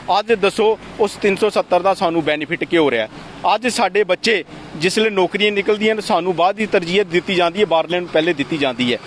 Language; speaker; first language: Punjabi; native; Punjabi